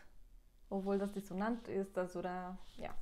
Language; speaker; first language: German; non-native, fluent; Spanish